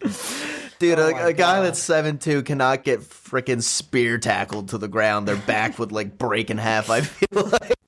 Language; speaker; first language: English; native; English